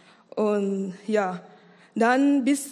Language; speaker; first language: German; non-native, learner; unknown